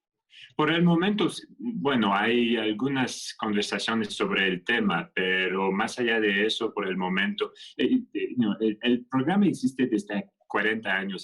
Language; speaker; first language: Spanish; non-native, fluent; French